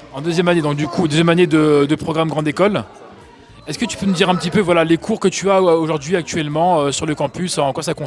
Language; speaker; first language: French; native; French